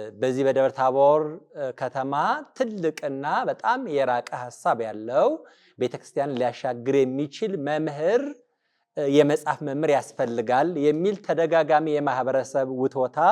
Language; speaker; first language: Amharic; native; Amharic